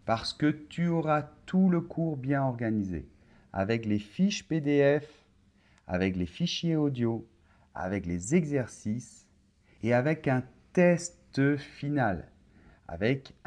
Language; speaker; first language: French; native; French